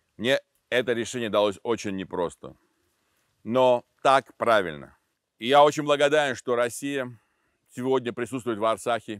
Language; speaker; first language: Russian; non-native, local second language; Armenian